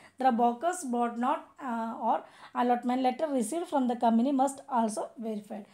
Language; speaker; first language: English; non-native, local second language; Malayalam